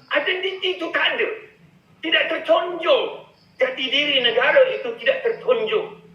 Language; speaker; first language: Malay; native; Malay